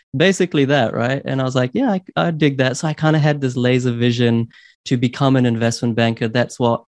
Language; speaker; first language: English; native; English